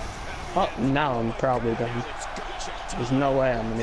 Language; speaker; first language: English; native; English